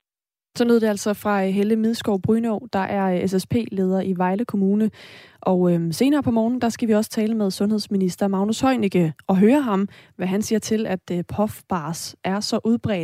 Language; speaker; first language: Danish; native; Danish